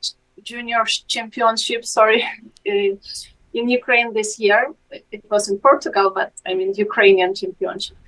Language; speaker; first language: English; non-native, fluent; Ukrainian